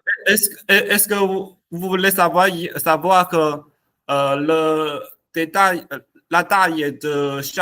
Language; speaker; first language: French; non-native, learner; Chinese